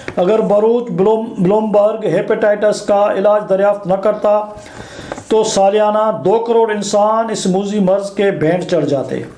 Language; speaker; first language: Urdu; non-native, local second language; Sindhi